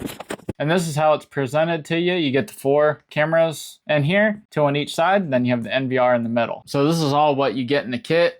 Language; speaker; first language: English; native; English